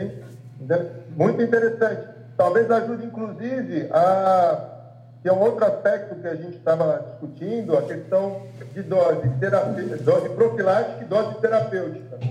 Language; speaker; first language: Portuguese; native; Portuguese